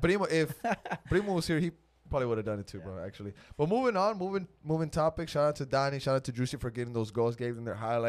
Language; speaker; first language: English; early bilingual, other home language; Spanish